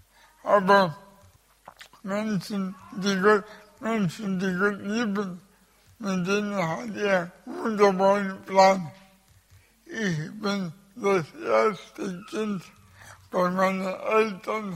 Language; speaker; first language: German; early bilingual, other home language; Russian